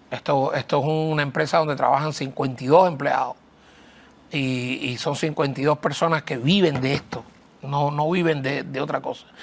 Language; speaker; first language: Spanish; native; Spanish